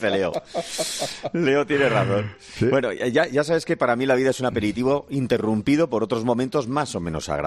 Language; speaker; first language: Spanish; native; Spanish